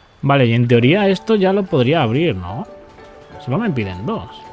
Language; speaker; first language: Spanish; native; Spanish